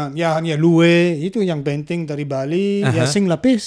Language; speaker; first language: Indonesian; non-native, learner; German